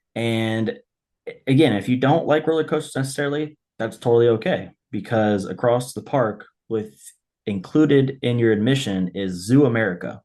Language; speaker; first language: English; native; English